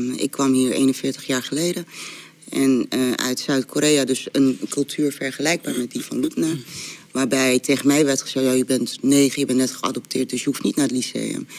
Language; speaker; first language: Dutch; early bilingual, other home language; Korean